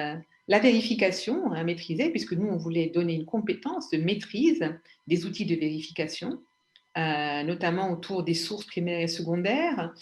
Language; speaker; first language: French; native; French